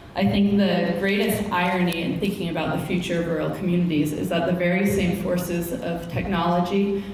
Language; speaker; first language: English; native; English